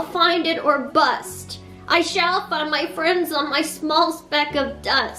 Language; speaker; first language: English; native; English